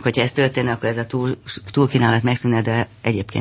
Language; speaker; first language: Hungarian; native; Hungarian